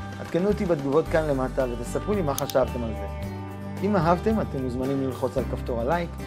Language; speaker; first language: Hebrew; native; Hebrew